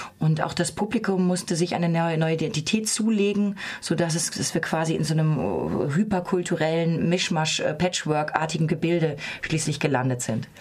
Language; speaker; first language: German; native; German